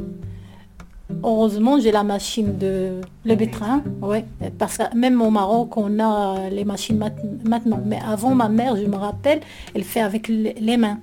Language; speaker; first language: French; non-native, learner; Arabic